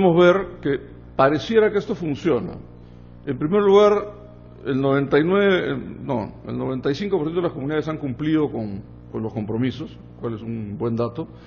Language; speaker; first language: Spanish; native; Spanish